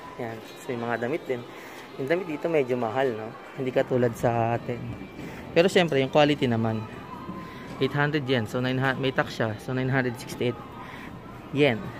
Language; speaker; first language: Filipino; native; Filipino